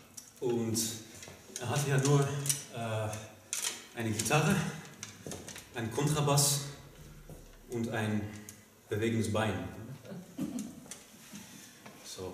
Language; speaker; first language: German; native; German